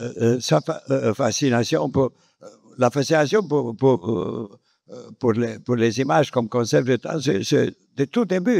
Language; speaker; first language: French; non-native, fluent; Romanian